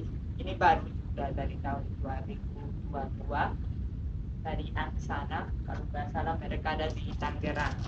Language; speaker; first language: Indonesian; non-native, fluent; Spanish